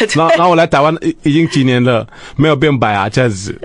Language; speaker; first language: Chinese; non-native, fluent; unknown